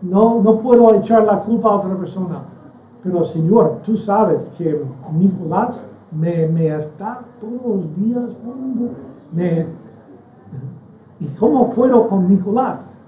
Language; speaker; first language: Spanish; non-native, fluent; English